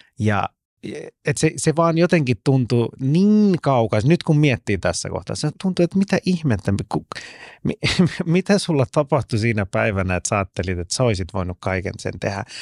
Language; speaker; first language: Finnish; early bilingual, other home language; Persian